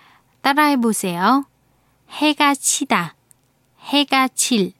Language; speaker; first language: Korean; non-native, fluent; Vietnamese